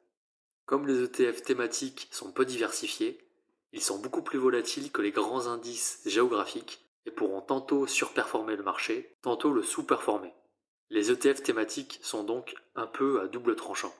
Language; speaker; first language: French; native; French